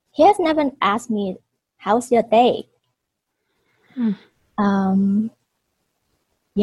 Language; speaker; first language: English; non-native, local second language; Cantonese